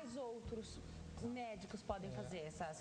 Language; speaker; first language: Portuguese; native; Portuguese